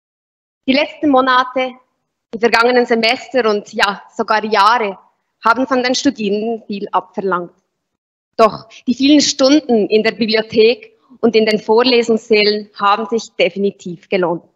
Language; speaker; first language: German; native; German